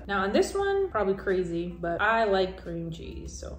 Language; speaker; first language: English; native; English